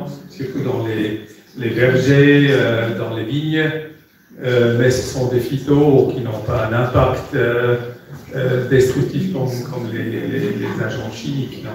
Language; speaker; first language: French; non-native, fluent; German